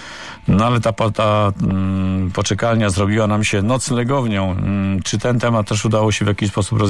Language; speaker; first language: Polish; native; Polish